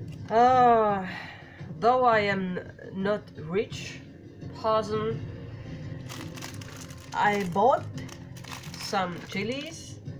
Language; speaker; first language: English; non-native, learner; Finnish